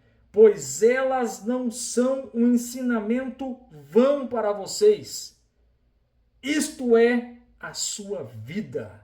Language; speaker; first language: Portuguese; native; Portuguese